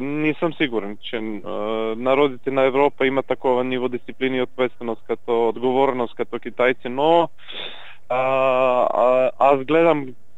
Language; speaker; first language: Bulgarian; non-native, learner; Serbian